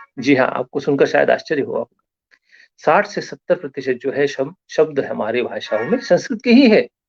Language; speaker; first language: Hindi; non-native, local second language; Marathi